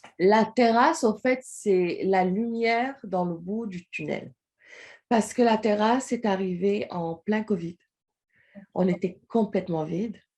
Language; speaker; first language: French; non-native, local second language; Wolof